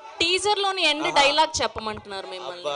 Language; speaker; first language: Telugu; native; Telugu